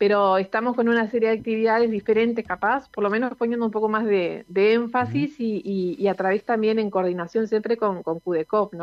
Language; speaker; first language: Spanish; native; Spanish